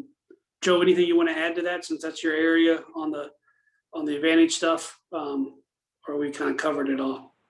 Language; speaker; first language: English; native; English